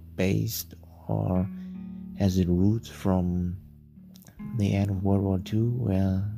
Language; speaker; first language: English; non-native, fluent; German